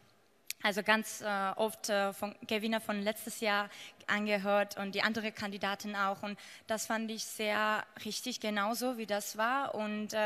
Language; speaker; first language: German; non-native, fluent; Georgian